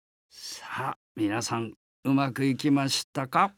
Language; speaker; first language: Japanese; native; Japanese